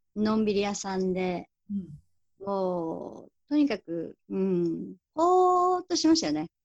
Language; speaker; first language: Japanese; native; Japanese